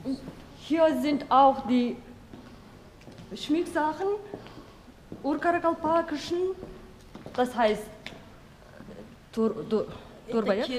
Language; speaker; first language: German; non-native, learner; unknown